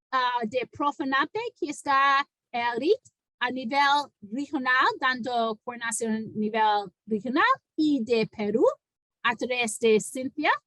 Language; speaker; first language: Spanish; non-native, fluent; English